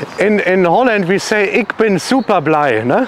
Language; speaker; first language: German; native; German